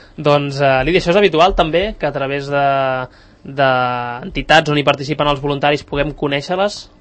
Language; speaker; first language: Catalan; native; Catalan